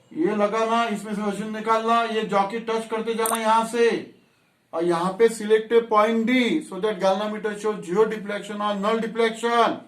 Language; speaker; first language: Hindi; non-native, local second language; Marathi